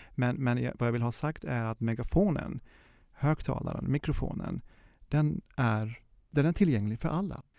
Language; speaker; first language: Swedish; early bilingual, other home language; Arabic